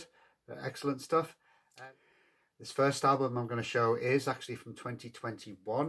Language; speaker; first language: English; native; English